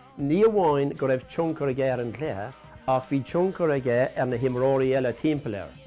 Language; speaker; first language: Irish; non-native, local second language; English